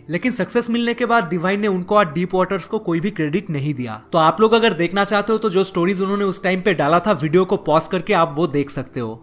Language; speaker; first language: Hindi; non-native, local second language; Bangla